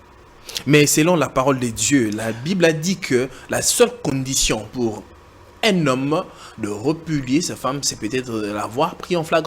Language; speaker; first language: French; non-native, local second language; Lingala